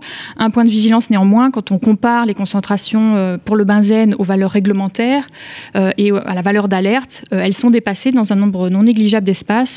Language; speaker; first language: French; native; French